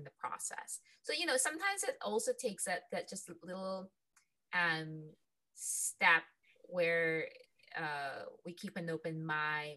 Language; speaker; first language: English; non-native, local second language; Filipino